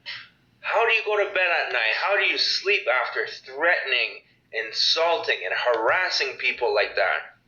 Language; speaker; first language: English; native; English